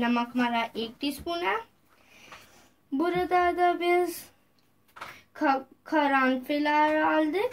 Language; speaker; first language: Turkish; non-native, learner; Urdu